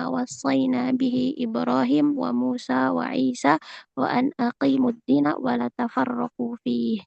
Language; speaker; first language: Arabic; non-native, learner; Indonesian